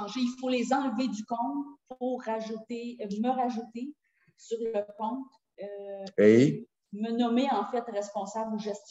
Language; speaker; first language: French; native; French